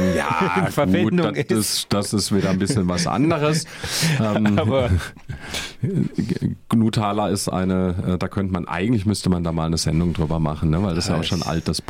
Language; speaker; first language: German; native; German